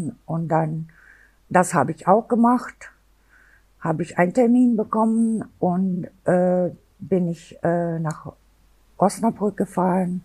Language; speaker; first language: German; non-native, local second language; Albanian